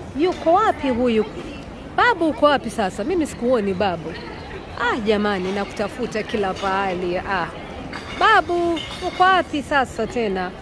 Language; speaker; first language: Swahili; native; Swahili